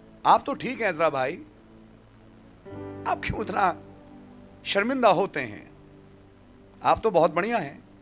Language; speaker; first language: Hindi; native; Hindi